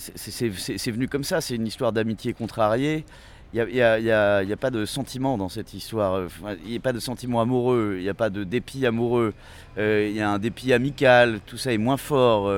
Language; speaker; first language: French; native; French